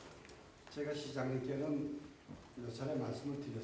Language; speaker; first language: Korean; native; Korean